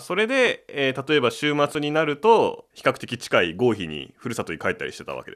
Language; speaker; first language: Japanese; native; Japanese